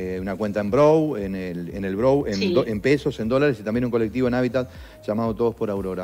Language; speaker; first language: Spanish; native; Spanish